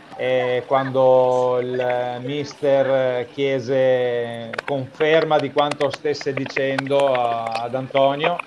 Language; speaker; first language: Italian; native; Italian